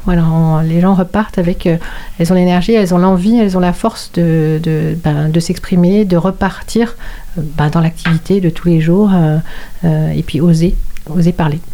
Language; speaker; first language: French; native; French